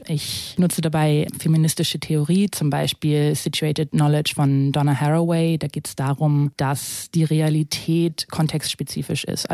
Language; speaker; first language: German; native; German